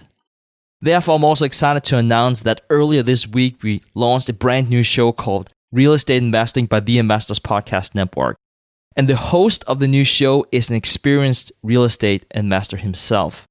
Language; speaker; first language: English; non-native, fluent; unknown